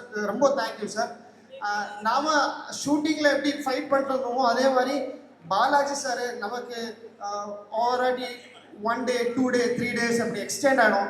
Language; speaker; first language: Tamil; non-native, local second language; Kannada